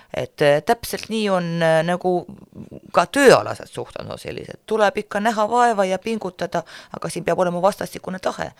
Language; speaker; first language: Estonian; non-native, local second language; Russian